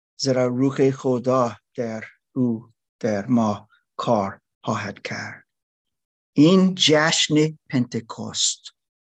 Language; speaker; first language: Persian; non-native, learner; German